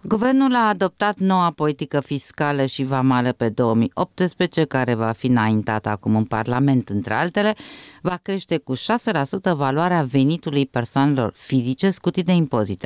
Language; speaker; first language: Romanian; native; Romanian